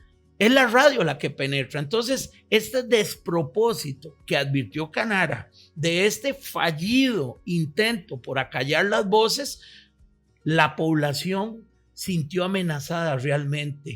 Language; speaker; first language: Spanish; native; Spanish